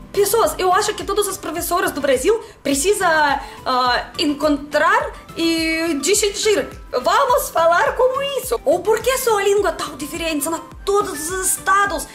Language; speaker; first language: Portuguese; non-native, learner; Russian